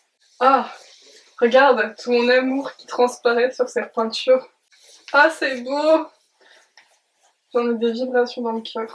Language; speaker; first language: French; native; French